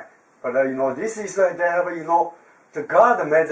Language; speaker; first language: English; non-native, learner; Chinese